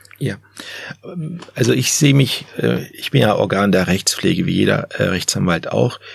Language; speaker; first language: German; early bilingual, other home language; Turkish